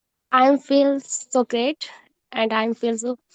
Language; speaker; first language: English; non-native, learner; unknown